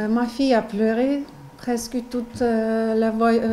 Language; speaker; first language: French; non-native, learner; Ukrainian